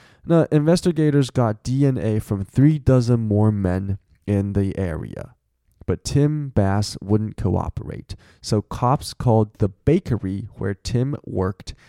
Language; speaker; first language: English; non-native, fluent; Chinese